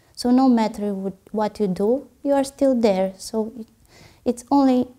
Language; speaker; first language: English; non-native, fluent; Romanian